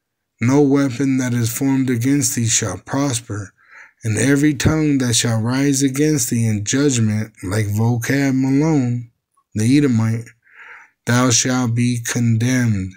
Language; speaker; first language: English; native; English